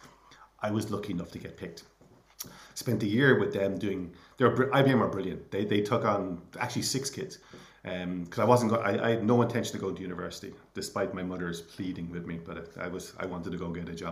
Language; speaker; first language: English; native; English